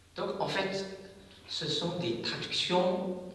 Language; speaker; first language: French; non-native, fluent; Chinese